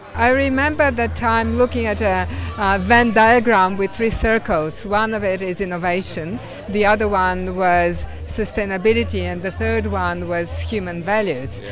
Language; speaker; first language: English; non-native, fluent; Bulgarian